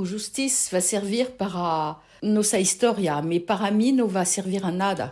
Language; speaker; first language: Portuguese; early bilingual, heritage; Portuguese